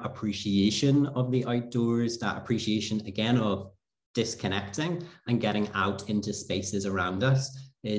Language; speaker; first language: English; native; English